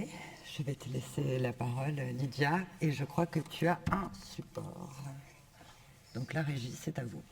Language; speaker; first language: French; native; French